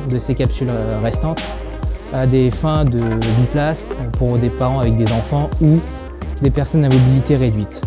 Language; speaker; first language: French; native; French